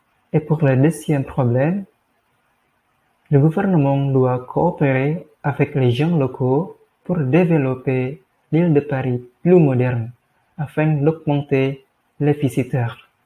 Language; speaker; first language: French; non-native, learner; Indonesian